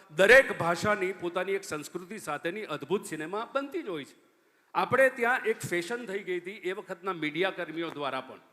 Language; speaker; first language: Gujarati; native; Gujarati